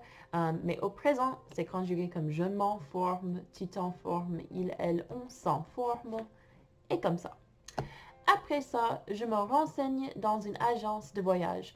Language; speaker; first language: French; non-native, fluent; English